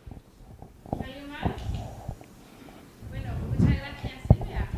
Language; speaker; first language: Spanish; non-native, learner; English